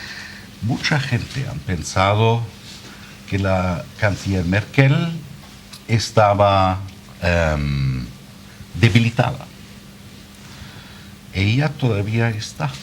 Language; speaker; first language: Spanish; non-native, fluent; German